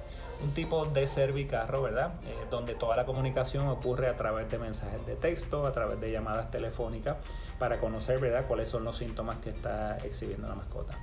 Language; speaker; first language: Spanish; native; Spanish